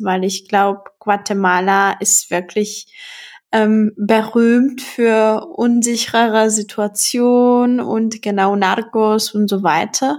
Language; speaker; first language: German; non-native, fluent; Czech